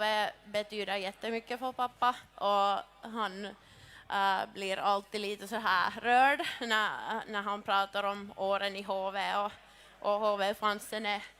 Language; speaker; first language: Swedish; non-native, local second language; Finnish